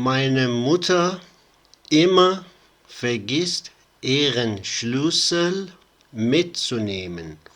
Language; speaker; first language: German; non-native, fluent; Persian